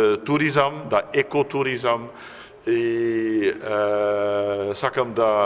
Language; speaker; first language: Macedonian; non-native, fluent; Dutch